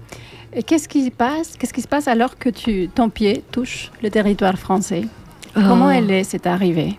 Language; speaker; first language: French; native; French